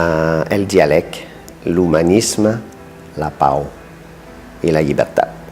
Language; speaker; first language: Catalan; non-native, fluent; French